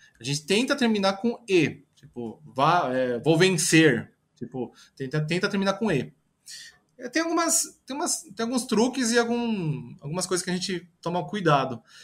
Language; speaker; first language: Portuguese; early bilingual, other home language; Japanese